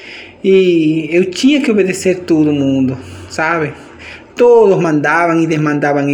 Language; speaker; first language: Portuguese; non-native, fluent; Spanish